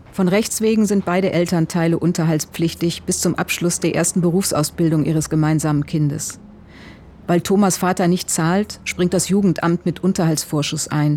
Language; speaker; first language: German; native; German